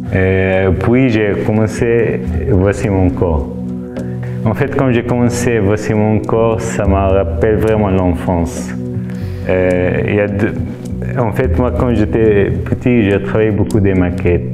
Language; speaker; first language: French; non-native, fluent; Arabic